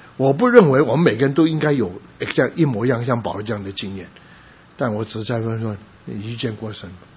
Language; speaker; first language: Chinese; non-native, local second language; Cantonese